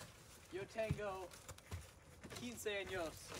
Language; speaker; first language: Spanish; non-native, learner; English